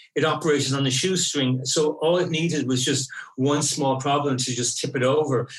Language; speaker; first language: English; native; English